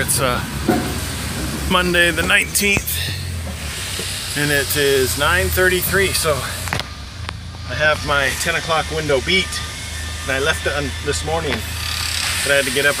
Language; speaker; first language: English; native; English